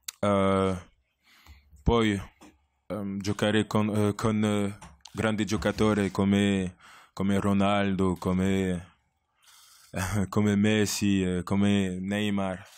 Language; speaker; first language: Italian; non-native, learner; French